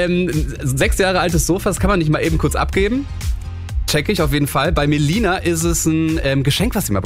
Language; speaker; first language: German; native; German